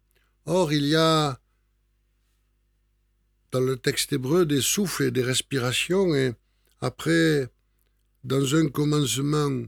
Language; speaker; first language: French; native; French